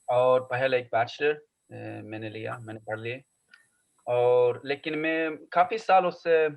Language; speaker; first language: Hindi; non-native, learner; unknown